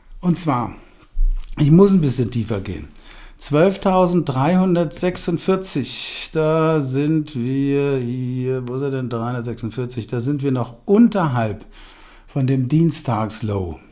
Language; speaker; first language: German; native; German